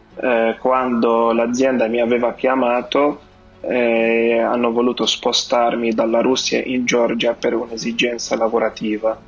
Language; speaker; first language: Italian; non-native, fluent; Arabic